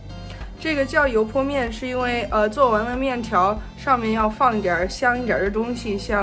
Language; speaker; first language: Chinese; early bilingual, heritage; Chinese